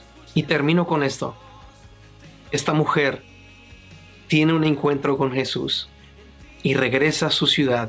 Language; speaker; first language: Spanish; native; Spanish